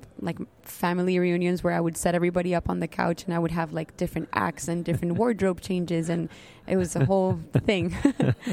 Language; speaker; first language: English; non-native, fluent; Spanish